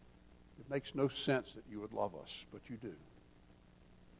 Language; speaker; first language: English; native; English